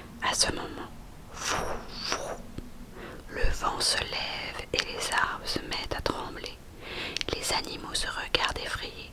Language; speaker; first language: French; native; French